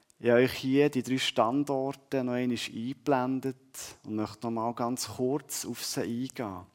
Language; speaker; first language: German; native; German